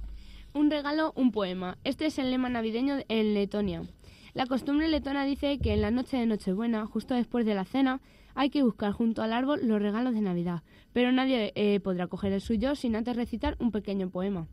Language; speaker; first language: Spanish; native; Spanish